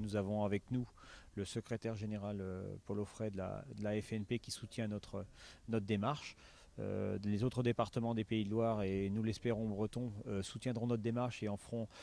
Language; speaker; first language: French; native; French